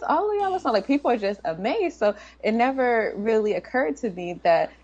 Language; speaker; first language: English; native; English